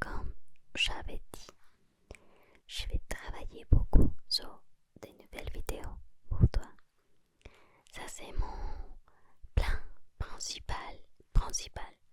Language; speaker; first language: French; non-native, learner; Spanish